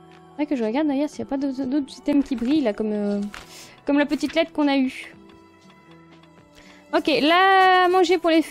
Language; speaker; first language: French; native; French